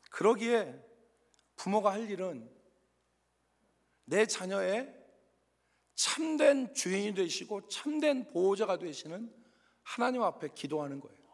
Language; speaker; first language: Korean; native; Korean